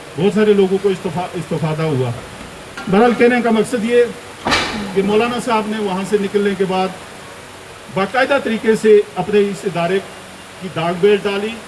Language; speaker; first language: Urdu; non-native, local second language; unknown